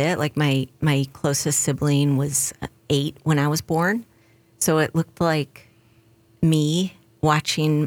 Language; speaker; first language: English; native; English